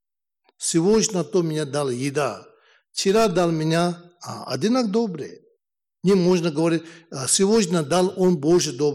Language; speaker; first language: Russian; non-native, learner; Tibetan